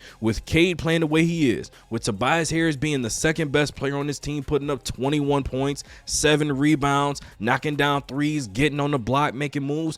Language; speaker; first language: English; native; English